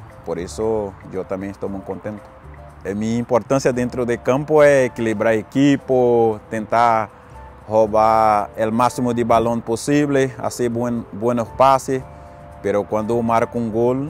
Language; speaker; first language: Spanish; non-native, fluent; Portuguese